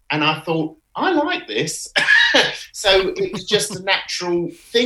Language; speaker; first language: English; native; English